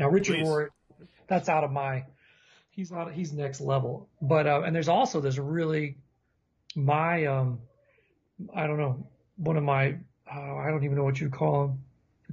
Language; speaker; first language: English; native; English